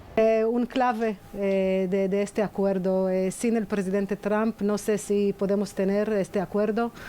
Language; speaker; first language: Spanish; non-native, fluent; Hebrew